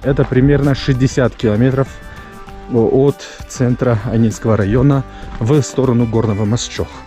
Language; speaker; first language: Russian; non-native, local second language; Tajik